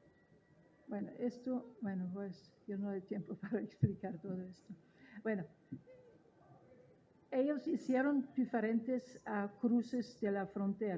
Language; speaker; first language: Spanish; non-native, fluent; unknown